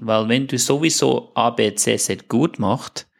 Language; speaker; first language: German; non-native, fluent; English